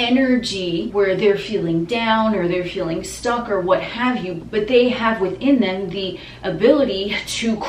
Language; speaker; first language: English; native; English